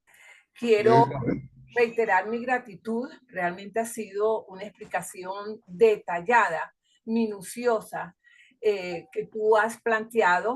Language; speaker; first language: Spanish; native; Spanish